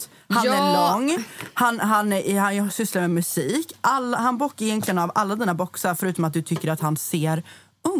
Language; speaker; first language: Swedish; native; Swedish